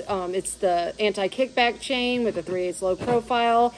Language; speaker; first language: English; native; English